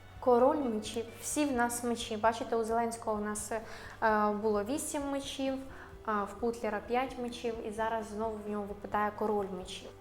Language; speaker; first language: Ukrainian; non-native, local second language; Russian